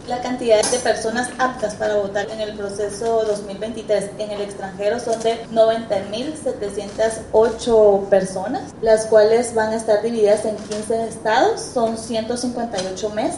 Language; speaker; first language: Spanish; native; Spanish